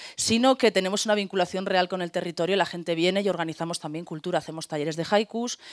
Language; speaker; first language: Spanish; native; Spanish